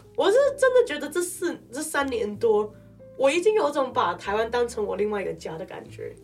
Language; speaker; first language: Chinese; non-native, local second language; Cantonese